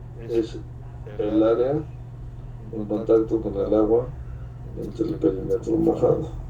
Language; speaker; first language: Spanish; native; Spanish